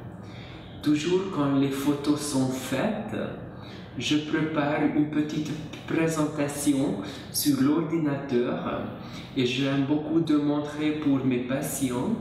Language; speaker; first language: French; non-native, learner; Hungarian